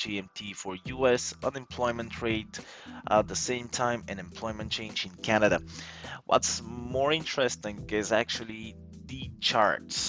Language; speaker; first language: English; non-native, fluent; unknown